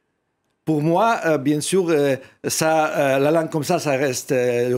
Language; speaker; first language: French; non-native, fluent; Russian